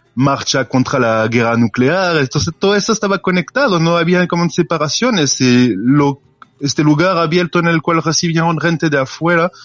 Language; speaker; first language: Spanish; non-native, learner; French